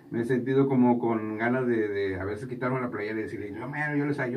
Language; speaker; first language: Spanish; native; Spanish